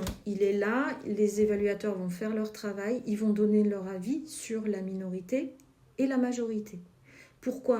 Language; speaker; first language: French; native; French